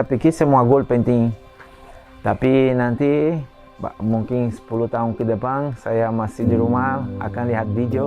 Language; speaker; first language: Indonesian; non-native, fluent; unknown